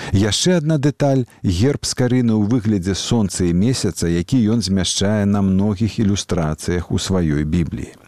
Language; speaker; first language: Belarusian; native; Belarusian